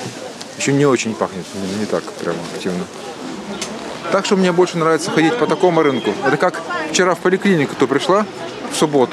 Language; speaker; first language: Russian; native; Russian